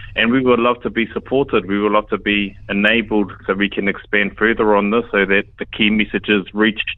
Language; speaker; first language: English; native; English